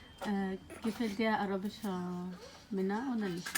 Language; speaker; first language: German; non-native, learner; Arabic